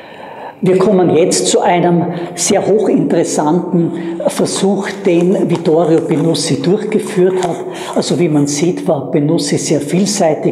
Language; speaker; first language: German; native; German